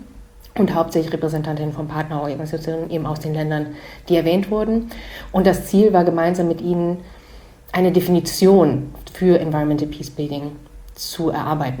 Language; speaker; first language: German; native; German